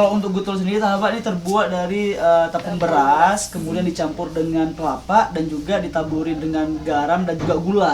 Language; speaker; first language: Indonesian; native; Indonesian